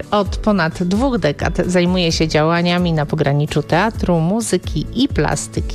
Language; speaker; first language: Polish; native; Polish